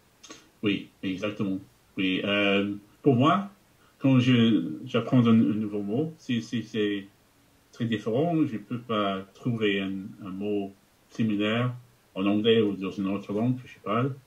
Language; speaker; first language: French; non-native, fluent; English